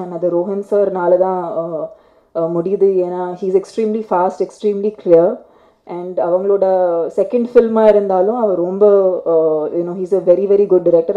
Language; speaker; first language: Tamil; non-native, fluent; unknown